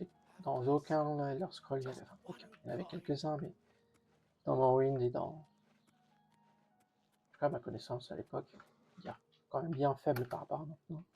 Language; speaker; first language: French; native; French